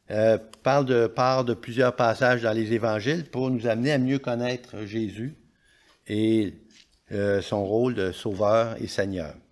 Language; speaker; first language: French; native; French